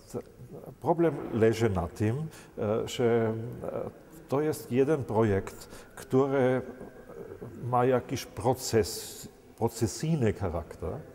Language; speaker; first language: Polish; non-native, learner; German